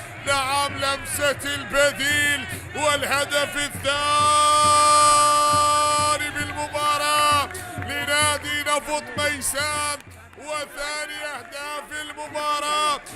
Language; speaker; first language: Arabic; native; Arabic